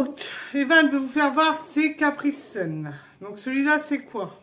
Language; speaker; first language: French; native; French